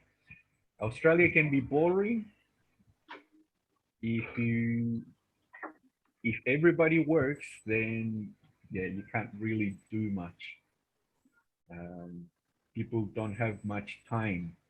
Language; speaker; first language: English; non-native, learner; Spanish